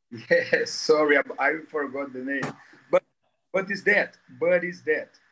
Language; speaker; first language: English; non-native, learner; Portuguese